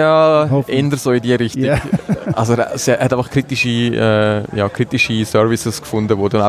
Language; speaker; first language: German; native; German